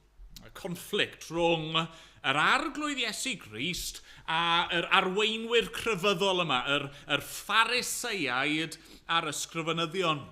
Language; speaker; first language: Welsh; native; Welsh